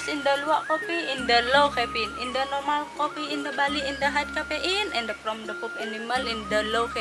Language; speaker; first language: English; non-native, learner; Indonesian